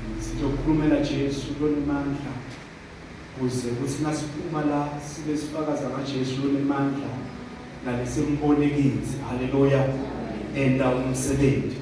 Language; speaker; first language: Zulu; non-native, local second language; Swati